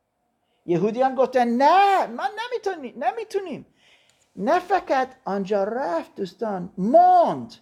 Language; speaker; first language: Persian; non-native, fluent; German